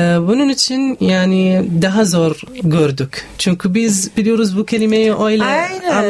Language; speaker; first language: Turkish; non-native, local second language; Arabic